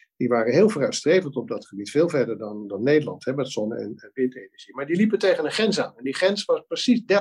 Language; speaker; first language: Dutch; native; Dutch